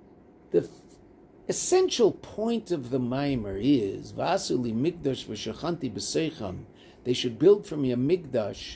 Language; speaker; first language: English; native; English